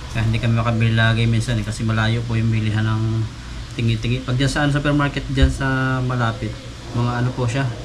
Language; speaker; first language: Filipino; native; Filipino